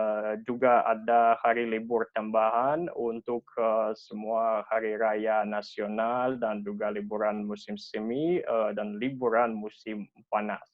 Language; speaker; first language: Indonesian; non-native, learner; Russian